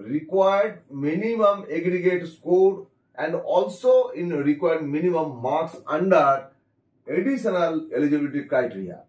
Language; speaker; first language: English; non-native, local second language; Bangla